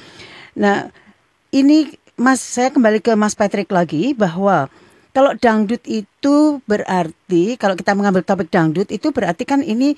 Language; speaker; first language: Indonesian; native; Indonesian